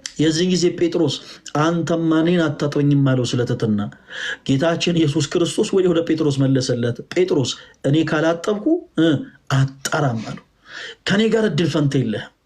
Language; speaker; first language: Amharic; native; Amharic